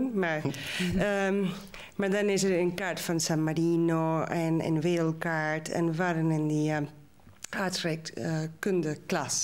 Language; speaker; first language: Dutch; non-native, learner; Spanish